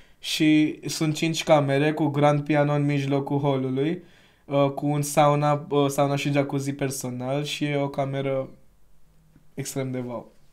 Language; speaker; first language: Romanian; non-native, fluent; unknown